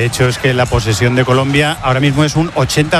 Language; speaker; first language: Spanish; native; Spanish